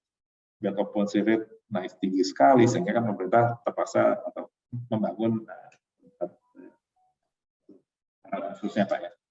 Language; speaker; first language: Indonesian; native; Indonesian